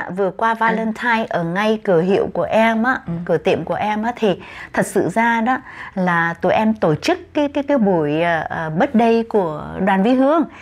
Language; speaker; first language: Vietnamese; native; Vietnamese